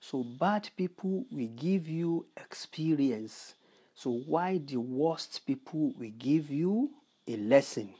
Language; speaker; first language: English; non-native, local second language; Yoruba